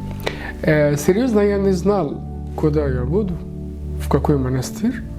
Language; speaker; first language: Russian; non-native, learner; Arabic